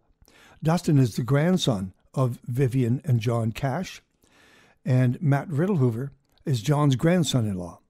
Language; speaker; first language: English; native; English